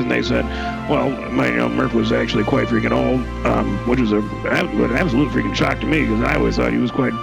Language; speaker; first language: English; native; English